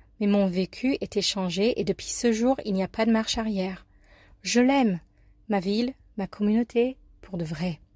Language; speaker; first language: French; non-native, fluent; English